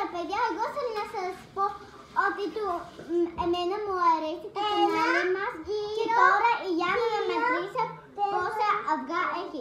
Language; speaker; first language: Greek; early bilingual, heritage; Greek